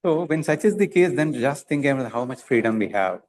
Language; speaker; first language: English; non-native, local second language; Tamil